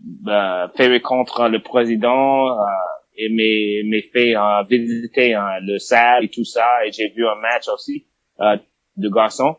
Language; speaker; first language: French; non-native, fluent; English